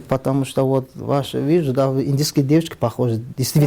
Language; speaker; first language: Russian; non-native, learner; Tajik